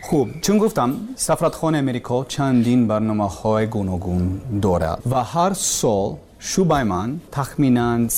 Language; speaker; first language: Persian; non-native, learner; English